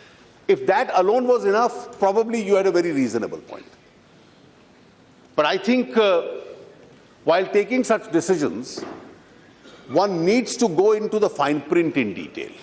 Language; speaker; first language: English; non-native, local second language; Hindi